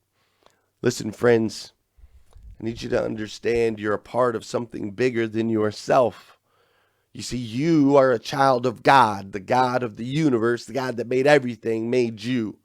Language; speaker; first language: English; native; English